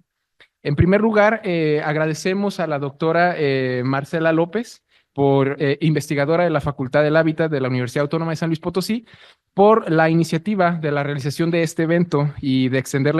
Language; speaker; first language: Spanish; native; Spanish